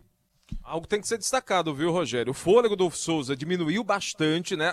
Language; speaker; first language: Portuguese; native; Portuguese